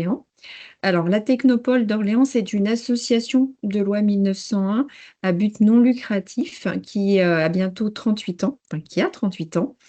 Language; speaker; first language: French; native; French